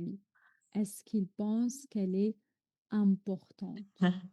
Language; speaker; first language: French; non-native, fluent; Arabic